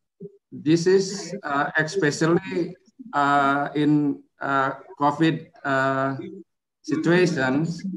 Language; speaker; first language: English; non-native, learner; Indonesian